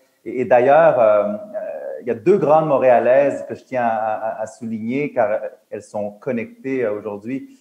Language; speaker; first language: French; native; French